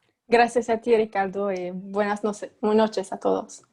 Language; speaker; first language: Spanish; non-native, fluent; Arabic